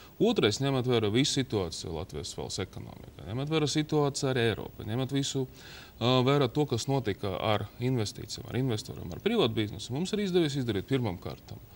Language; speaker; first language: Latvian; non-native, local second language; Russian